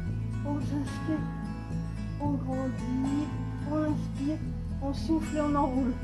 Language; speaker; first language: French; native; French